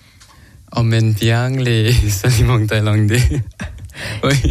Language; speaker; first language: French; non-native, learner; Thai